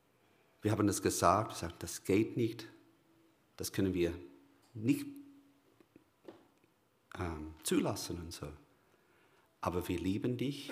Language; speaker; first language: German; non-native, learner; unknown